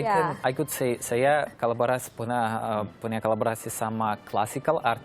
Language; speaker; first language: Indonesian; non-native, learner; Russian